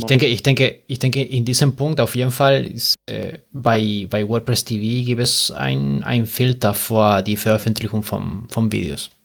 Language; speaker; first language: German; non-native, fluent; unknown